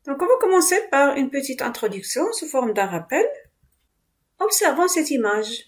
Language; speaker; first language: French; non-native, local second language; Arabic